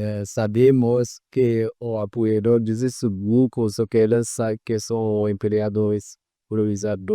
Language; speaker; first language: Portuguese; non-native, fluent; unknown